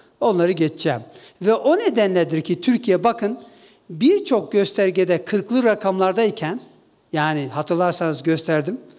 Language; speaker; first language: Turkish; non-native, local second language; Kurdish